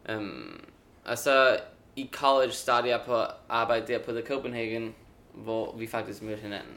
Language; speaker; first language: Danish; early bilingual, heritage; Danish